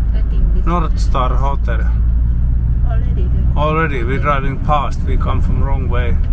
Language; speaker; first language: English; non-native, learner; Finnish